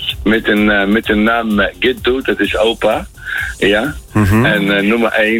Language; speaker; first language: Dutch; non-native, fluent; Arabic